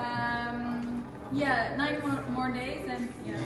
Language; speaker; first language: English; non-native, fluent; Turkish